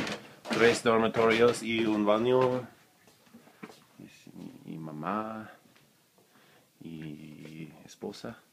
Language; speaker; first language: Spanish; non-native, learner; English